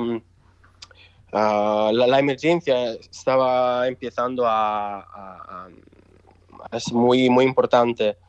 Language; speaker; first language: Spanish; non-native, local second language; Italian